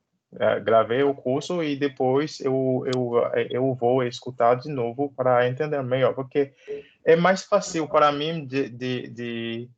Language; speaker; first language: Portuguese; non-native, learner; Haitian Creole